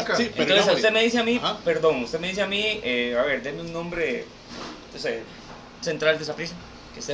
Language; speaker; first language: Spanish; native; Spanish